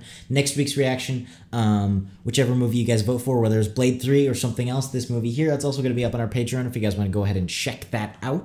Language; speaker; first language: English; native; English